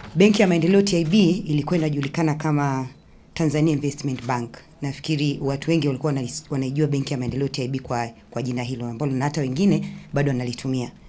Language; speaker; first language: Swahili; native; Swahili